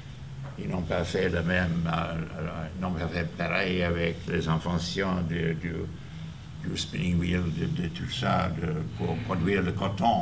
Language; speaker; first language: French; non-native, fluent; English